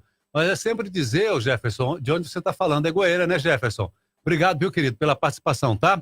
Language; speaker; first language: Portuguese; native; Portuguese